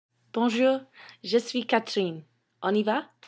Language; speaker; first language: French; non-native, learner; English